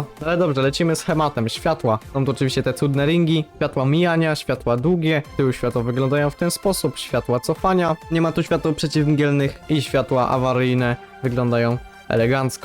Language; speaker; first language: Polish; native; Polish